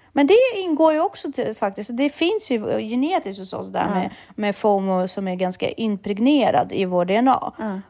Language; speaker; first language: Swedish; early bilingual, other home language; Russian